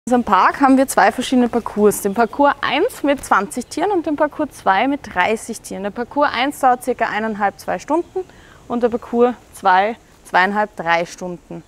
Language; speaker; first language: German; native; German